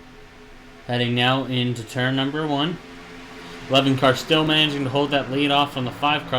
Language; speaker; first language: English; native; English